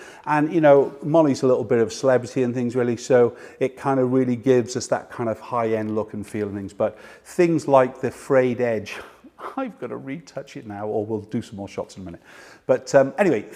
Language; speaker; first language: English; native; English